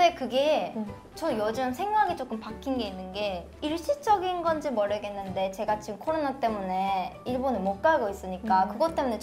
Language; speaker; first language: Korean; non-native, fluent; Japanese